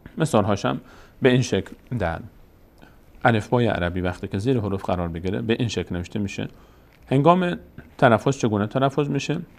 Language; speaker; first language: Persian; native; Persian